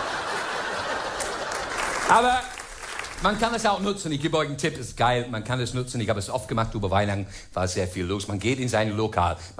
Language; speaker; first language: German; non-native, fluent; English